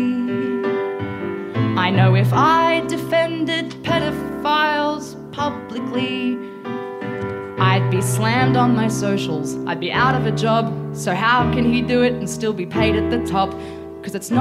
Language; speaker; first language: English; native; English